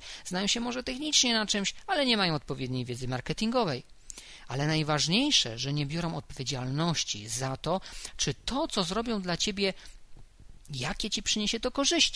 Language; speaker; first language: Polish; native; Polish